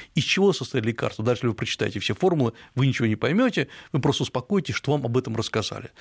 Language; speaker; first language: Russian; native; Russian